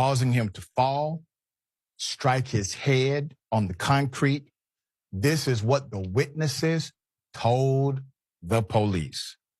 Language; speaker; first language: English; native; English